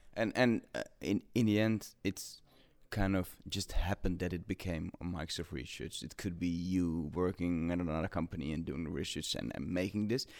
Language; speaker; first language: English; non-native, fluent; Dutch